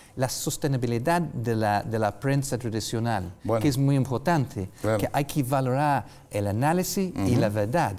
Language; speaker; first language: Spanish; non-native, fluent; English